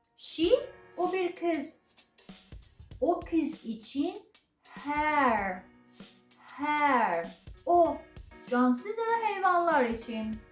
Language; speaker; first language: Turkish; non-native, learner; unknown